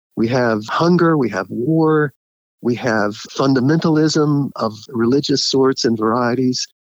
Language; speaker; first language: English; native; English